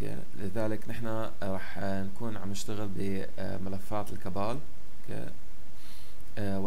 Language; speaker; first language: Arabic; native; Arabic